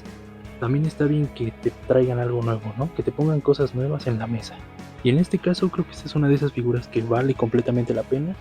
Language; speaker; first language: Spanish; native; Spanish